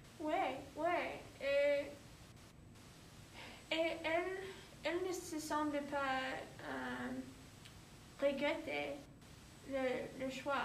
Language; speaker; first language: French; non-native, learner; English